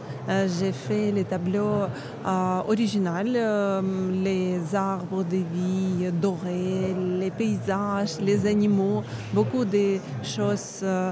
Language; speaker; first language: French; non-native, learner; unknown